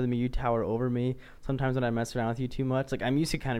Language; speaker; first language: English; native; English